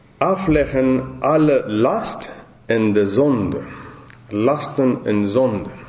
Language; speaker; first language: Dutch; non-native, fluent; English